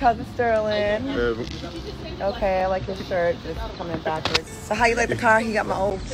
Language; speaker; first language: English; native; English